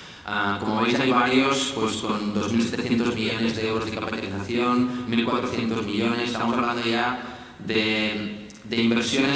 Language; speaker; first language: Spanish; native; Spanish